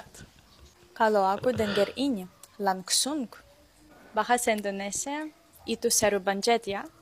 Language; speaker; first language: Indonesian; non-native, fluent; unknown